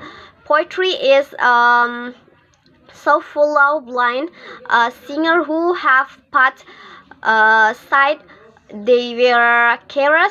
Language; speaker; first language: English; non-native, learner; Indonesian